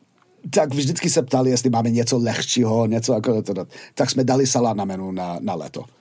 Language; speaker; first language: Czech; non-native, fluent; English